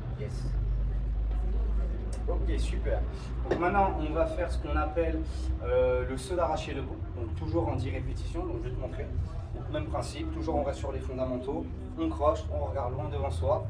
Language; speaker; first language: French; native; French